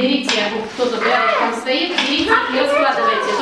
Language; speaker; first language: Russian; native; Russian